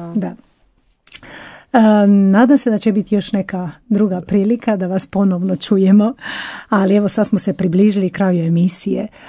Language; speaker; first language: Croatian; native; Croatian